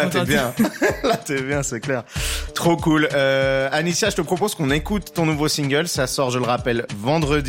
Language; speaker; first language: French; native; French